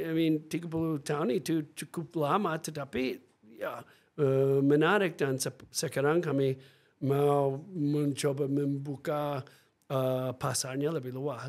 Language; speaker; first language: Indonesian; non-native, fluent; English